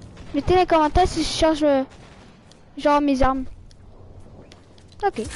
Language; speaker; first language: French; native; French